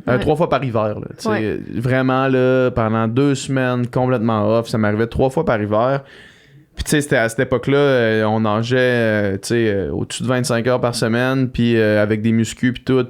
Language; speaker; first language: French; native; French